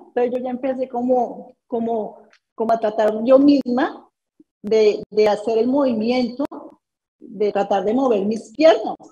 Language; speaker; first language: Spanish; native; Spanish